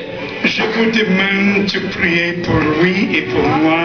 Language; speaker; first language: French; non-native, learner; German